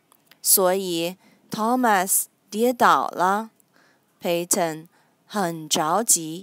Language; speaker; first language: Chinese; non-native, learner; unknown